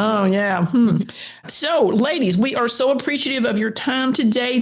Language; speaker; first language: English; native; English